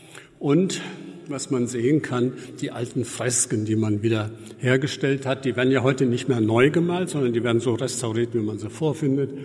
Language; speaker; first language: German; native; German